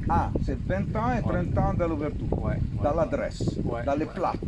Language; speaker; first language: French; non-native, learner; Italian